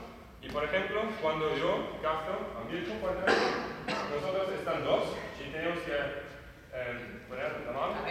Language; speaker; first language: Spanish; non-native, learner; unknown